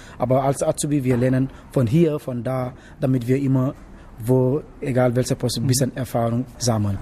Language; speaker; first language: German; non-native, learner; Wolof